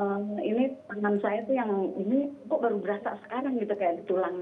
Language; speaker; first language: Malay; non-native, local second language; Sundanese